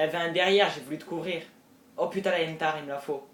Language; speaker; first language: French; native; French